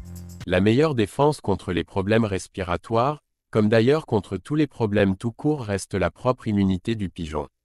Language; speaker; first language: French; native; French